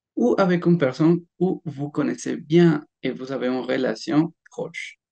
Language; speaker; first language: French; non-native, fluent; Spanish